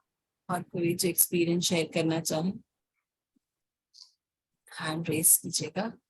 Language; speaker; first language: Hindi; native; Hindi